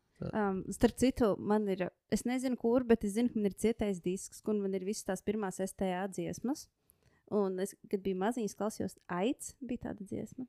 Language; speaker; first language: Latvian; native; Latvian